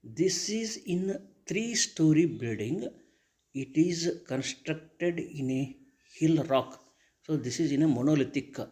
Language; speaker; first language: English; non-native, local second language; Kannada